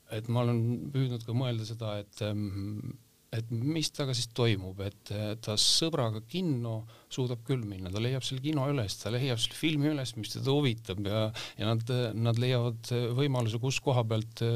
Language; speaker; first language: Estonian; native; Estonian